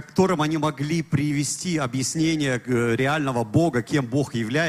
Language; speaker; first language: Russian; native; Russian